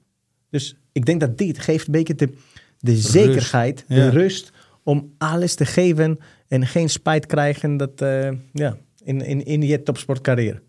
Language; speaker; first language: Dutch; non-native, fluent; Greek